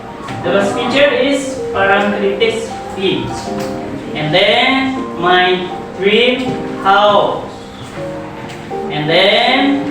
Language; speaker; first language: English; non-native, learner; Indonesian